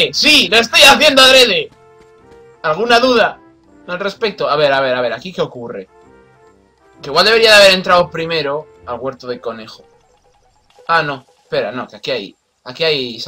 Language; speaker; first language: Spanish; native; Spanish